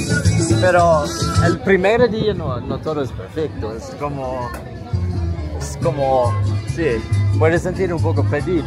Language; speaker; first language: Spanish; non-native, fluent; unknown